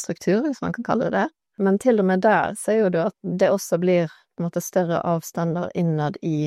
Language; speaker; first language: Norwegian; native; Norwegian